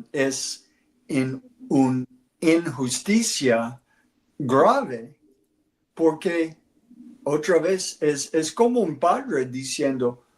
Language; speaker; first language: Spanish; non-native, learner; English